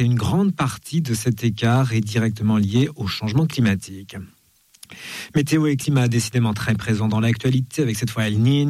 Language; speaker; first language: French; native; French